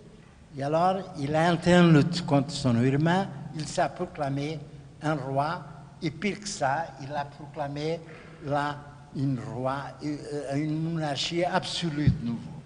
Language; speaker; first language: French; non-native, fluent; Portuguese